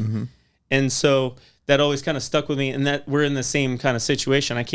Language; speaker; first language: English; native; English